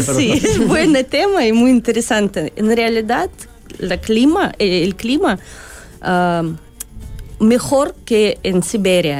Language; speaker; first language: Spanish; non-native, learner; Russian